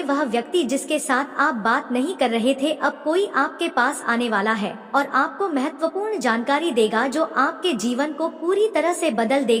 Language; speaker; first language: Hindi; native; Hindi